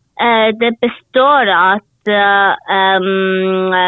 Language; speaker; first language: Norwegian; non-native, learner; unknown